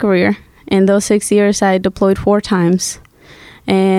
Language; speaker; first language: English; non-native, fluent; Spanish